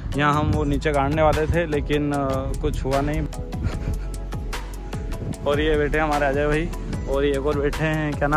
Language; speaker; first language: Hindi; native; Hindi